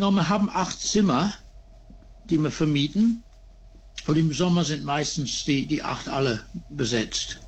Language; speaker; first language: German; early bilingual, heritage; German